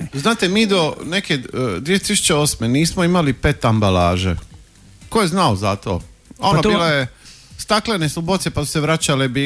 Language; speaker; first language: Croatian; native; Croatian